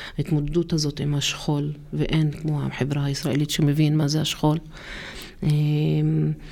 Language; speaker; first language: Hebrew; non-native, local second language; Arabic